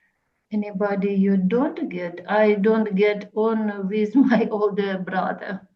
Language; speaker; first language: English; non-native, learner; Russian